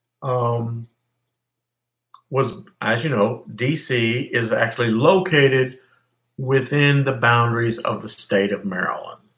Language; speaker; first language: English; native; English